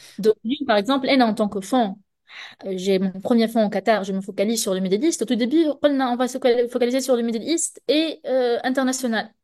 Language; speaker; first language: French; non-native, local second language; Arabic